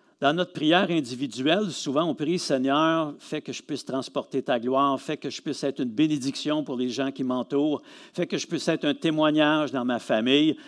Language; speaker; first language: French; native; French